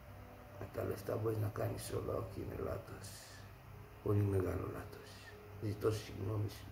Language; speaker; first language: Greek; non-native, fluent; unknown